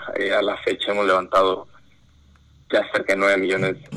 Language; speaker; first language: Spanish; native; Spanish